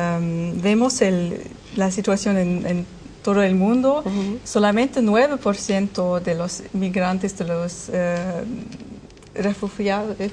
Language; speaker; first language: Spanish; non-native, learner; German